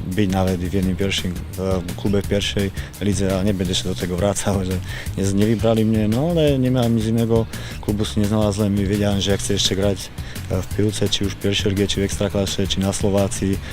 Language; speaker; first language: Polish; non-native, learner; Slovak